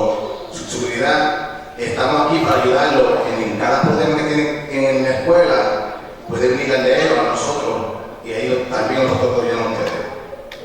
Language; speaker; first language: Spanish; early bilingual, heritage; Spanish